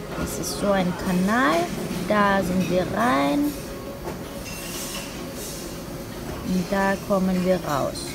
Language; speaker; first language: German; native; German